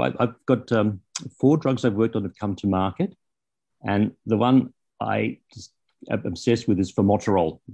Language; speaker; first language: English; native; English